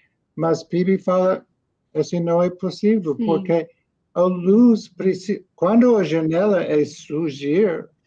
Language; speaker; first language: Portuguese; non-native, learner; English